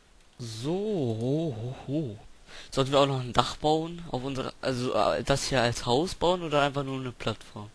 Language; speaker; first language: German; native; German